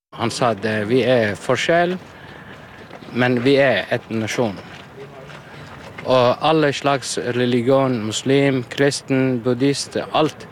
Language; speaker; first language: Norwegian; non-native, learner; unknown